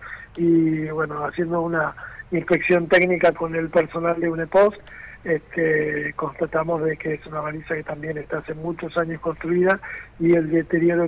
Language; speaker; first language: Spanish; native; Spanish